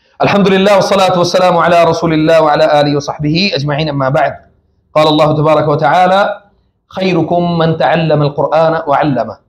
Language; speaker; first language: Urdu; native; Urdu